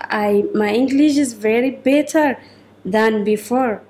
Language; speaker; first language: English; non-native, learner; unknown